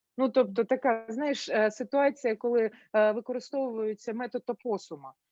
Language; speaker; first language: Ukrainian; non-native, local second language; Russian